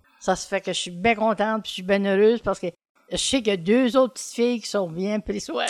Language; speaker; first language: French; native; French